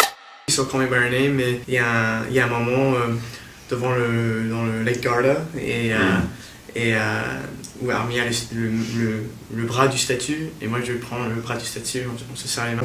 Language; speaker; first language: French; early bilingual, heritage; English